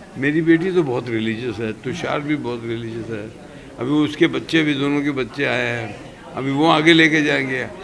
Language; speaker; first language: Hindi; native; Hindi